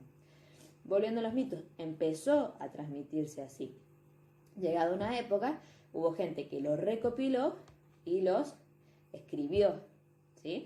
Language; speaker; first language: Spanish; native; Spanish